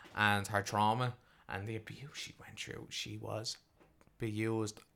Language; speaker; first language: English; native; English